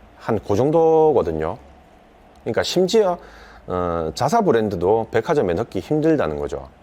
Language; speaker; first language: Korean; native; Korean